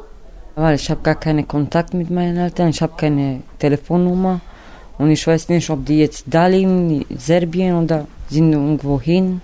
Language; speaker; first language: German; non-native, learner; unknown